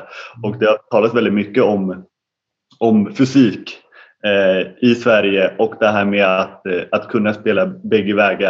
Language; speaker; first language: Swedish; native; Swedish